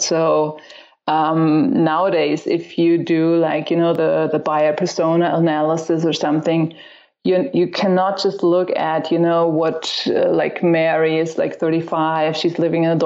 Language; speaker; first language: English; non-native, fluent; German